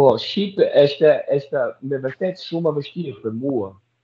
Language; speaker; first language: Albanian; non-native, learner; Portuguese